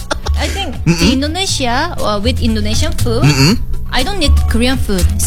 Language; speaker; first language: English; non-native, learner; Korean